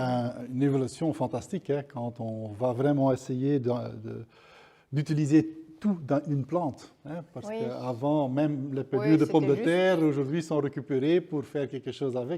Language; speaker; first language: French; non-native, local second language; Dutch